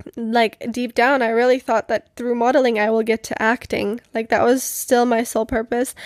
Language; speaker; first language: English; non-native, fluent; Czech